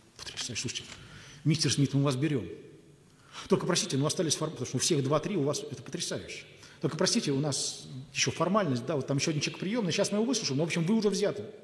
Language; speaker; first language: Russian; native; Russian